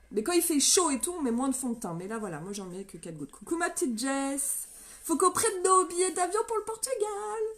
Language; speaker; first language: French; native; French